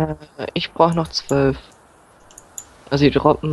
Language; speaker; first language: German; native; German